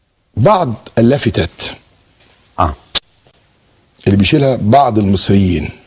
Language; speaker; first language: Arabic; native; Arabic